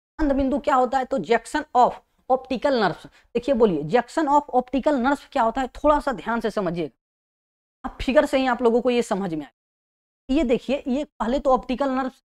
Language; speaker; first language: Hindi; native; Hindi